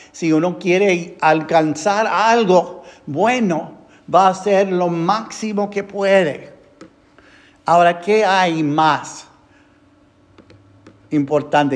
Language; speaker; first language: Spanish; non-native, fluent; English